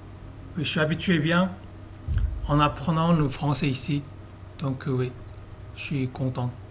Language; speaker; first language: French; non-native, learner; Korean